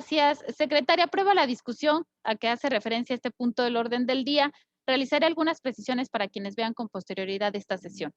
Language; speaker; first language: Spanish; native; Spanish